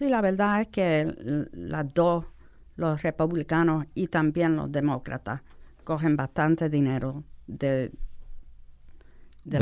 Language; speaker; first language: Spanish; non-native, fluent; English